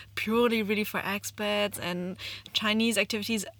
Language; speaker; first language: English; non-native, fluent; German